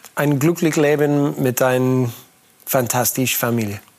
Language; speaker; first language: German; non-native, learner; English